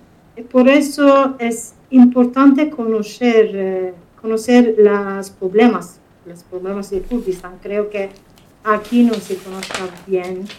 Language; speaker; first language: Spanish; non-native, fluent; Kurdish